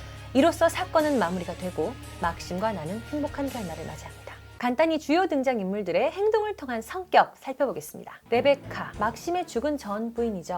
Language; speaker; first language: Korean; native; Korean